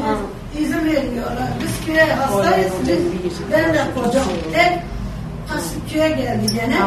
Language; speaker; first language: Turkish; non-native, local second language; Kurdish